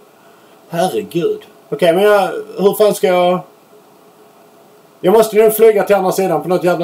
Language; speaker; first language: Swedish; native; Swedish